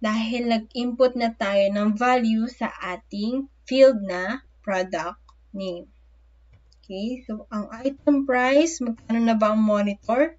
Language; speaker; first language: Filipino; native; Filipino